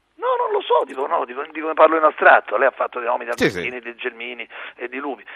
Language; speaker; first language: Italian; native; Italian